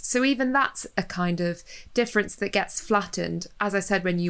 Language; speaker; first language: English; native; English